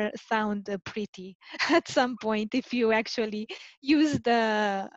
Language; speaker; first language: English; non-native, fluent; Romanian